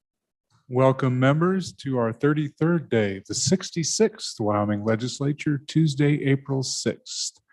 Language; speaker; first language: English; native; English